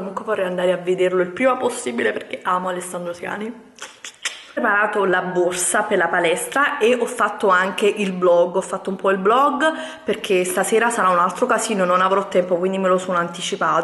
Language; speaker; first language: Italian; native; Italian